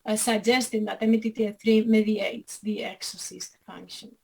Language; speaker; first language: English; non-native, fluent; Catalan